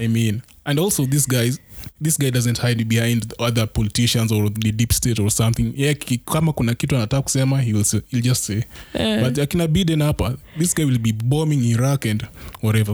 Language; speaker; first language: English; non-native, local second language; Luo (Kenya and Tanzania)